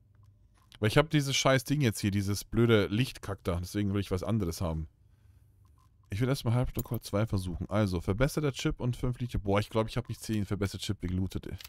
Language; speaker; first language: German; native; German